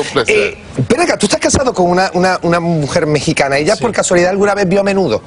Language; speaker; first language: Spanish; native; Spanish